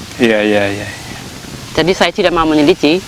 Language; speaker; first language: Indonesian; non-native, fluent; German